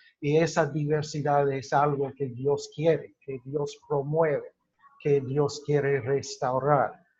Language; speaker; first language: Spanish; non-native, fluent; English